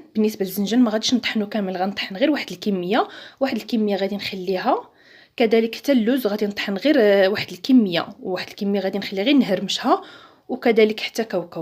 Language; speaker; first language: Arabic; native; Arabic